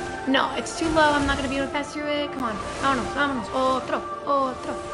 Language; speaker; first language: English; non-native, fluent; Spanish